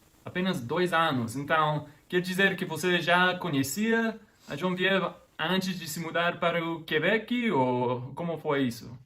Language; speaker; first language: Portuguese; non-native, fluent; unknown